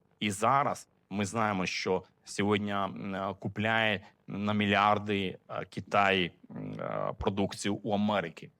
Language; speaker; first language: Ukrainian; non-native, fluent; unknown